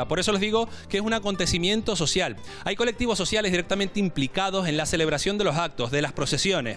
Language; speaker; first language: Spanish; native; Spanish